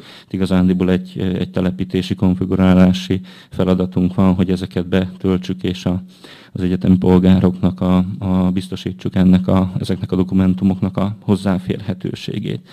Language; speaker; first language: Hungarian; native; Hungarian